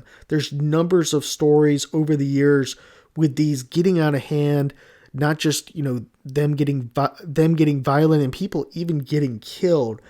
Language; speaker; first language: English; native; English